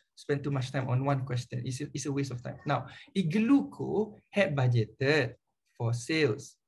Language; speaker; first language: English; non-native, local second language; Malay